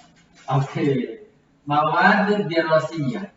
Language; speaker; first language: Arabic; non-native, fluent; Indonesian